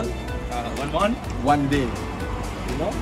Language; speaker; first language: English; non-native, learner; Indonesian